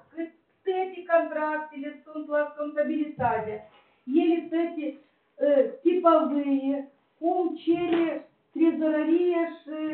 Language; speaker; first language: Romanian; non-native, local second language; Russian